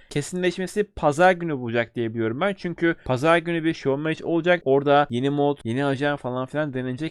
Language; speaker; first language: Turkish; native; Turkish